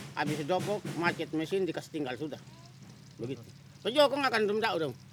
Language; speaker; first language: Indonesian; non-native, local second language; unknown